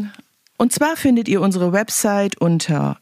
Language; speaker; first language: German; native; German